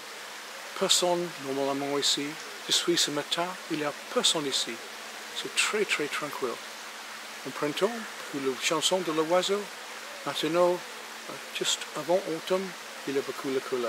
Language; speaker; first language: French; non-native, learner; English